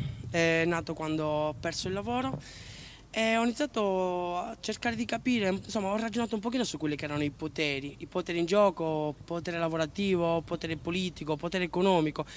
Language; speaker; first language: Italian; native; Italian